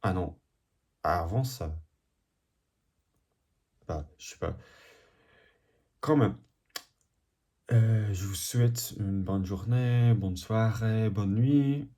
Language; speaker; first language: French; non-native, learner; English